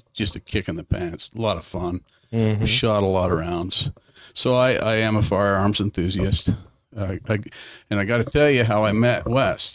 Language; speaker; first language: English; native; English